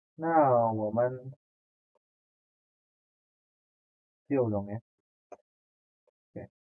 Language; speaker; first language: Chinese; non-native, fluent; Indonesian